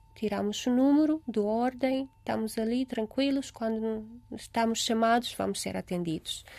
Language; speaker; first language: Portuguese; non-native, fluent; Romanian